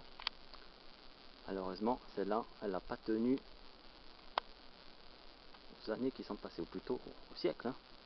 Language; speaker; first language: French; native; French